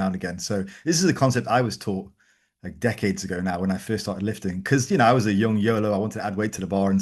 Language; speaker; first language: English; native; English